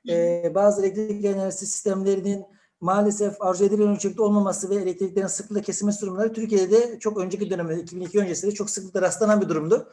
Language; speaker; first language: Turkish; native; Turkish